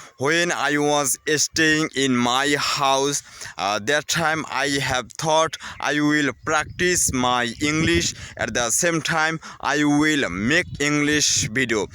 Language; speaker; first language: English; non-native, learner; Bangla